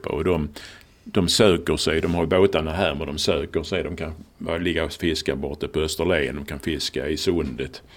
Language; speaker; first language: Swedish; native; Swedish